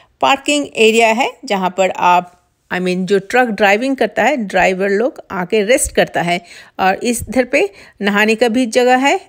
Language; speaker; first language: Hindi; non-native, local second language; Bangla